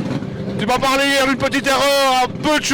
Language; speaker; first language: French; native; French